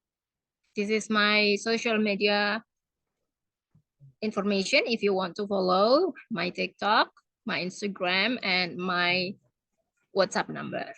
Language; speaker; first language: English; non-native, fluent; Indonesian